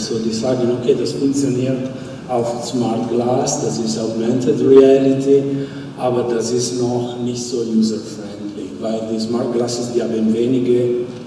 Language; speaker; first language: German; non-native, fluent; Italian